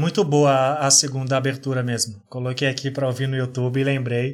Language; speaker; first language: Portuguese; native; Portuguese